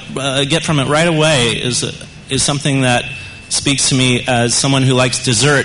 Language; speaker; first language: English; native; English